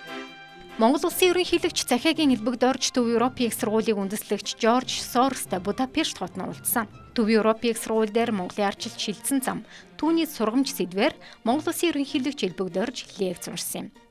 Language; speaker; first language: Mongolian; native; Mongolian